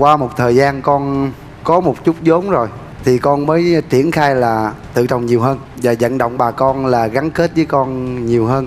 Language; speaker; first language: Vietnamese; native; Vietnamese